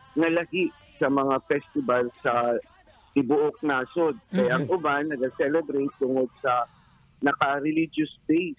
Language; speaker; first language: Cebuano; native; Cebuano